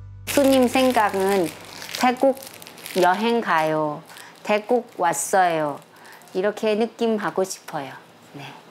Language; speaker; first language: Korean; non-native, learner; Thai